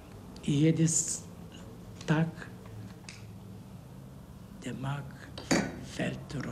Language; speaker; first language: German; non-native, learner; Bulgarian